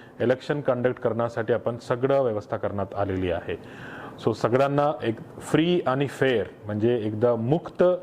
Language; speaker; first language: Marathi; non-native, local second language; Tamil